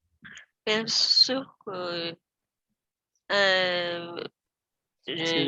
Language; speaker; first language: French; non-native, learner; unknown